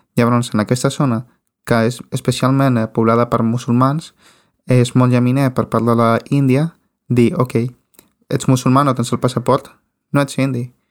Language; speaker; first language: Catalan; native; Catalan